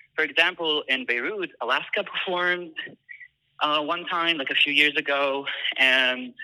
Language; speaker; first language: English; non-native, fluent; Arabic